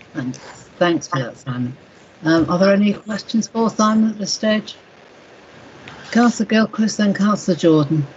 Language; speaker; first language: English; native; English